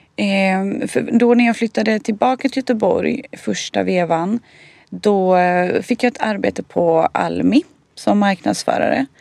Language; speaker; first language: Swedish; early bilingual, other home language; Bosnian